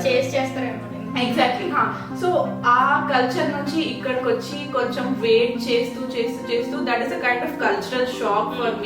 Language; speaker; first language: Telugu; non-native, local second language; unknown